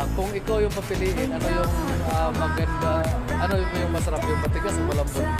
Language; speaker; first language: Filipino; non-native, local second language; Cebuano